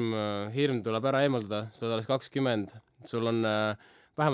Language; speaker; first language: Estonian; native; Estonian